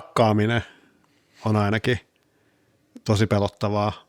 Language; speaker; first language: Finnish; native; Finnish